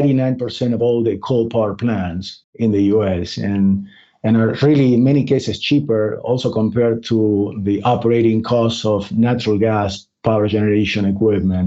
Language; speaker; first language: English; non-native, fluent; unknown